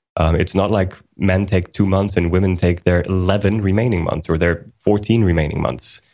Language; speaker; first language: English; early bilingual, other home language; Swedish